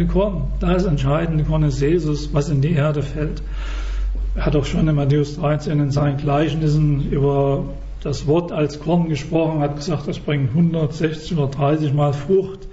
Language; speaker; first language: German; native; German